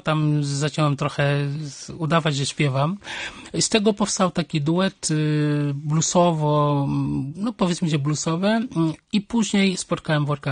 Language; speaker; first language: Polish; non-native, fluent; Wolof